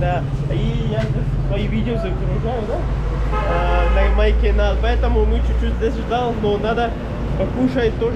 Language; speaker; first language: Russian; non-native, learner; Pashto